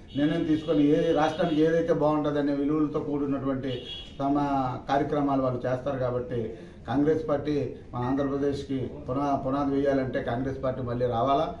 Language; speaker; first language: Telugu; native; Telugu